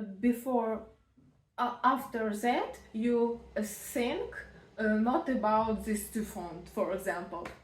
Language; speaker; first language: English; non-native, learner; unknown